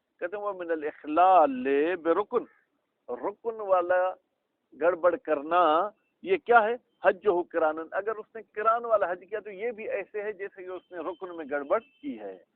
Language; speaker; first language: Urdu; non-native, local second language; Sindhi